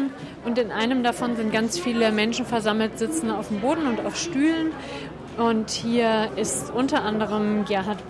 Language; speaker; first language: German; native; German